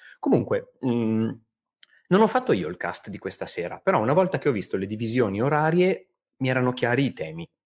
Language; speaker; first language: Italian; native; Italian